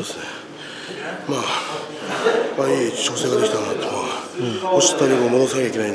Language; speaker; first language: Japanese; native; Japanese